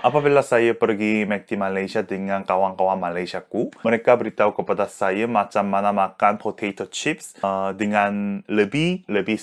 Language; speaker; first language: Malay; non-native, learner; Korean